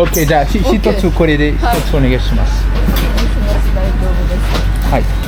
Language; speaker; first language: Japanese; non-native, learner; French